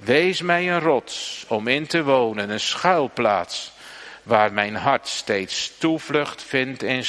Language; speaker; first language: Dutch; native; Dutch